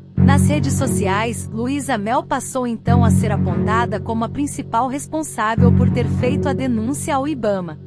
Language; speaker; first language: Portuguese; native; Portuguese